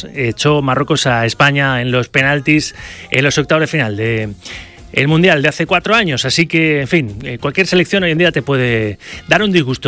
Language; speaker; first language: Spanish; native; Spanish